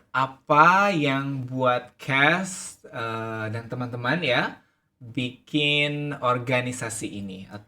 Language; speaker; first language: Indonesian; native; Indonesian